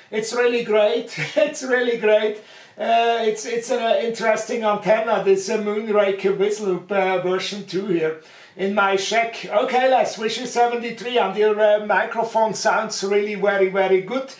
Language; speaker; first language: English; non-native, fluent; German